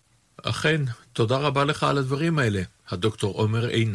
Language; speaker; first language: Hebrew; native; Hebrew